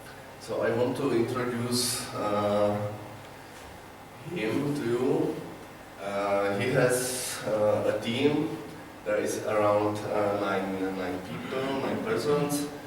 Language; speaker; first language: English; non-native, learner; Czech